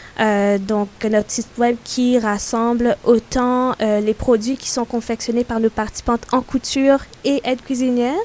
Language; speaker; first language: French; non-native, local second language; Morisyen